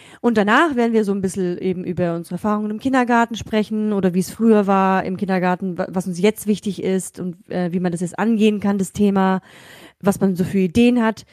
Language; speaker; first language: German; native; German